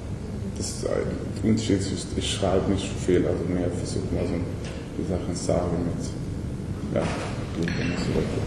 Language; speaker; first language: German; non-native, learner; Swedish